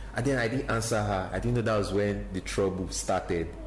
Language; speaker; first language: English; non-native, local second language; Igbo